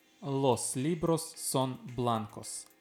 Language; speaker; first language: Spanish; non-native, learner; Russian